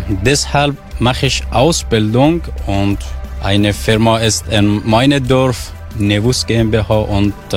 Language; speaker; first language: German; non-native, learner; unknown